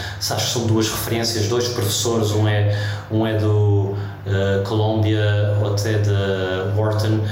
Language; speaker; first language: Portuguese; early bilingual, heritage; Portuguese